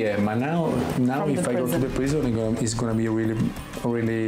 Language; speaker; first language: English; non-native, learner; Italian